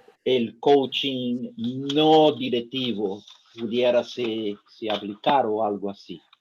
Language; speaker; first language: Spanish; non-native, fluent; Portuguese